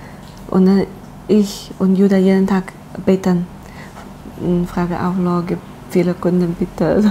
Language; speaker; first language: German; non-native, learner; Chinese